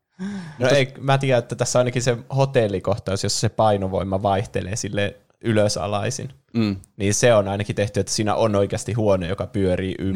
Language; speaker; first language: Finnish; native; Finnish